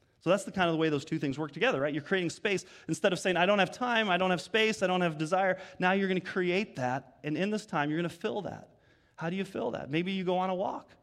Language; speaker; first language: English; native; English